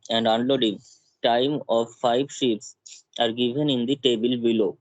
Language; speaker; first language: English; non-native, local second language; Bangla